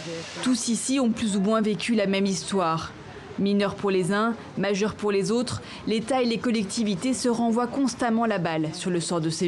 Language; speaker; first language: French; native; French